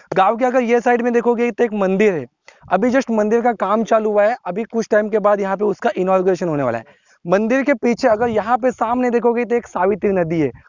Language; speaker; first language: Hindi; non-native, local second language; Marathi